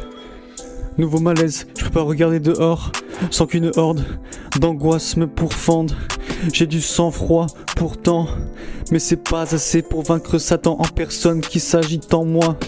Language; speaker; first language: French; native; French